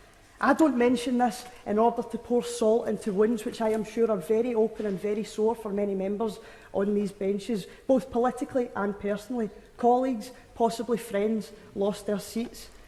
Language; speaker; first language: English; native; English